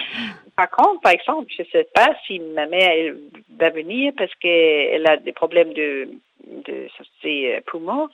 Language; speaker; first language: French; non-native, fluent; Danish